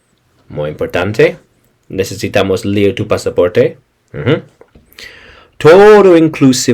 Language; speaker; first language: Spanish; non-native, learner; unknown